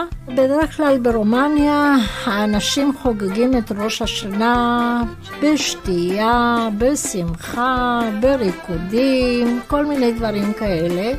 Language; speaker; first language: Hebrew; non-native, fluent; Romanian